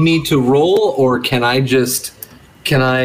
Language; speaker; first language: English; native; English